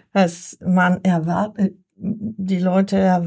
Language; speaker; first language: German; non-native, learner; French